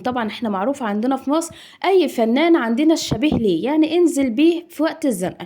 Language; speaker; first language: Arabic; native; Arabic